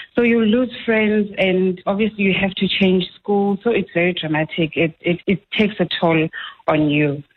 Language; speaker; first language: English; non-native, local second language; Xhosa